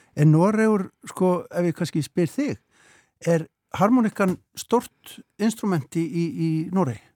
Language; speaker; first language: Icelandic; native; Icelandic